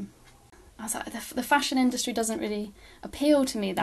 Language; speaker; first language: English; native; English